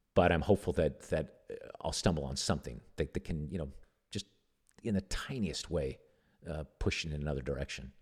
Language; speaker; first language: English; native; English